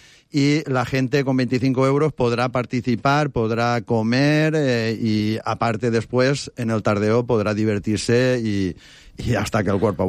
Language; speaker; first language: Spanish; native; Spanish